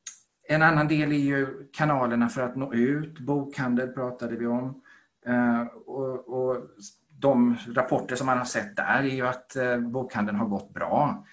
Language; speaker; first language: Swedish; native; Swedish